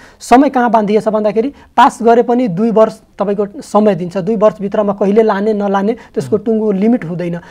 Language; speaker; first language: Nepali; non-native, local second language; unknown